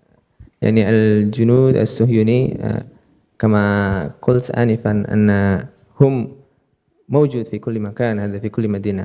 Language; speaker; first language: Arabic; non-native, learner; Indonesian